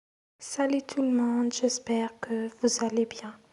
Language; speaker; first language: French; non-native, local second language; Arabic